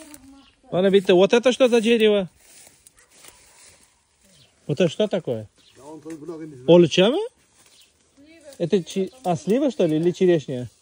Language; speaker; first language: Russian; non-native, fluent; Uzbek